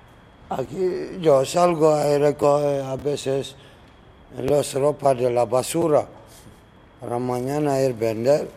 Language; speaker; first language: Spanish; non-native, learner; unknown